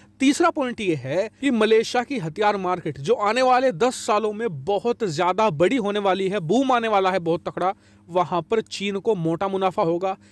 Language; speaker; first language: Hindi; native; Hindi